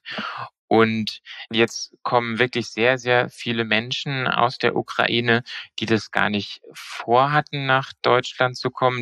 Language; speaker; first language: German; native; German